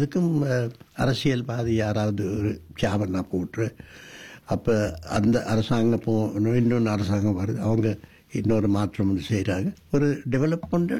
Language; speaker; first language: Tamil; non-native, local second language; Sinhala